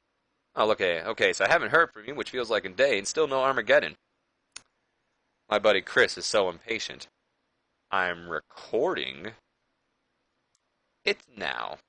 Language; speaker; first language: English; native; English